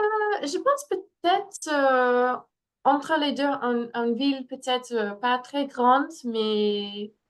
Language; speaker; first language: French; non-native, fluent; English